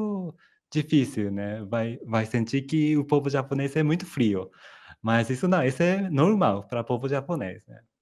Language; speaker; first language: Portuguese; non-native, fluent; Japanese